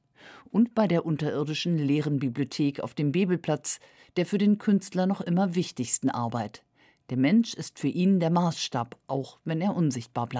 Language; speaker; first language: German; native; German